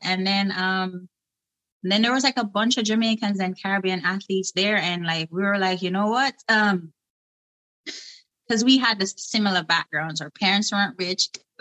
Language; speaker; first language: English; non-native, local second language; Jamaican Creole English